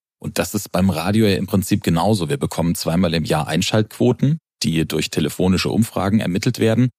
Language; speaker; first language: German; native; German